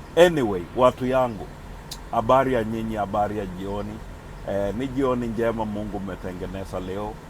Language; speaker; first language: Swahili; non-native, local second language; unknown